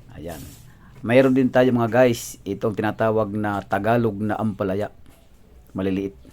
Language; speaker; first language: Filipino; non-native, local second language; Cebuano